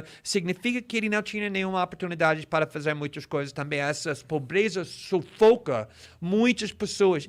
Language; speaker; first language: Portuguese; non-native, fluent; English